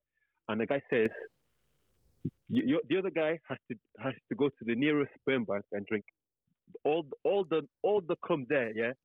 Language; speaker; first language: English; native; English